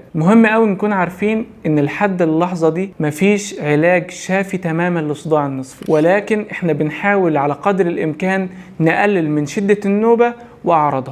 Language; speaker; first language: Arabic; native; Arabic